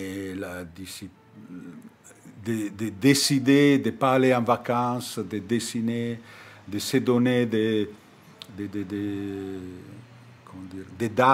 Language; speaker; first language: French; non-native, fluent; Italian